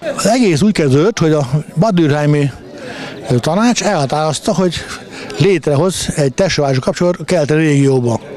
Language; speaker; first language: Hungarian; non-native, fluent; German